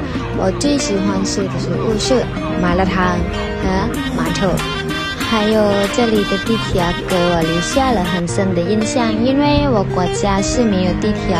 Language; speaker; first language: Chinese; non-native, fluent; Lao